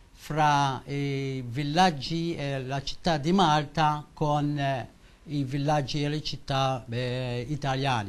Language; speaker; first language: Italian; non-native, learner; Maltese